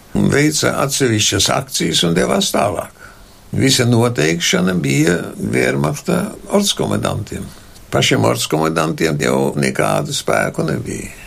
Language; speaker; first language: Latvian; non-native, local second language; German